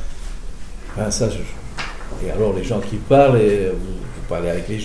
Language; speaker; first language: French; native; French